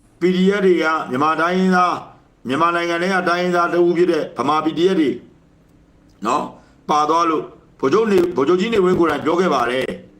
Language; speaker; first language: Burmese; native; Burmese